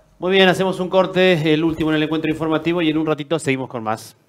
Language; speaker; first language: Spanish; native; Spanish